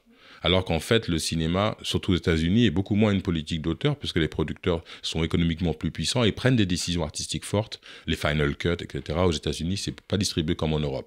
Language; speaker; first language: French; native; French